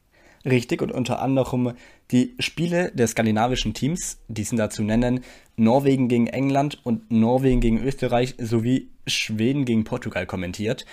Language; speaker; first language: German; native; German